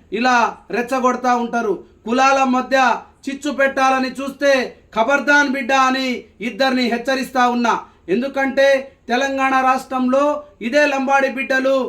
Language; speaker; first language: Telugu; non-native, local second language; Lambadi